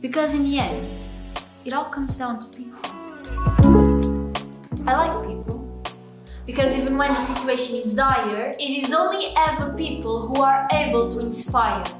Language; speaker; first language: English; non-native, learner; Portuguese